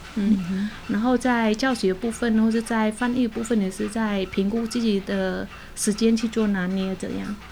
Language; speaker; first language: Chinese; non-native, fluent; Khmer